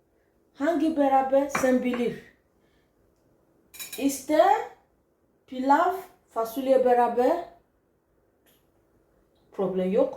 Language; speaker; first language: Turkish; non-native, learner; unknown